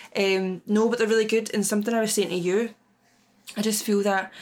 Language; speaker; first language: English; native; English